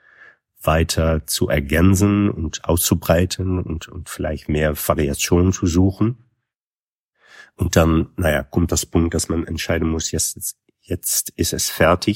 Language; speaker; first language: German; non-native, fluent; Dutch